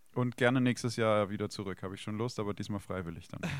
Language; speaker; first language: German; native; German